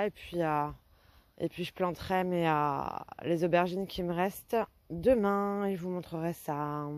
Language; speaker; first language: French; native; French